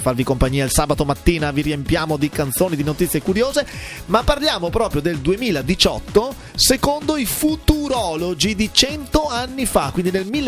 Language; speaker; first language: Italian; native; Italian